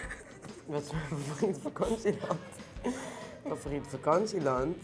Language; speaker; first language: Dutch; native; Dutch